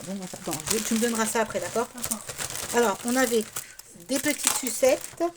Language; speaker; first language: French; native; French